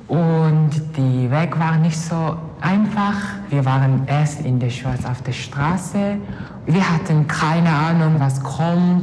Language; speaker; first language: German; non-native, learner; Mongolian